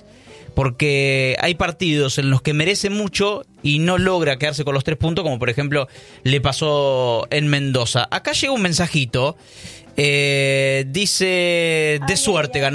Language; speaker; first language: Spanish; native; Spanish